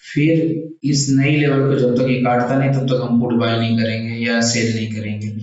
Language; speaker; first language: Hindi; non-native, local second language; Marathi